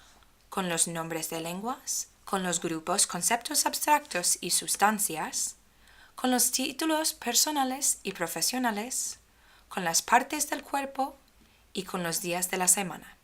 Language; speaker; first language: Spanish; non-native, fluent; English